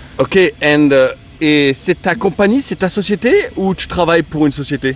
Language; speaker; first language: French; native; French